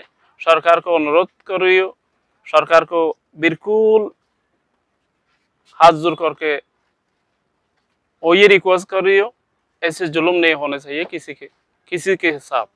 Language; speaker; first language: Hindi; non-native, learner; Rohingya